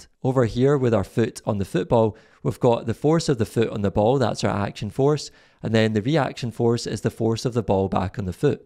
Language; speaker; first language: English; native; English